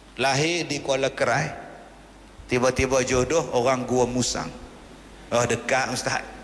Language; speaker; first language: Malay; native; Malay